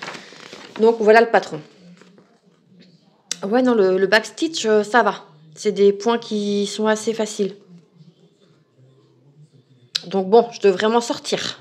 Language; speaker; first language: French; native; French